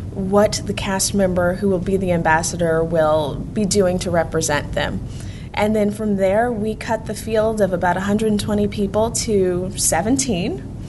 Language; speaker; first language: English; native; English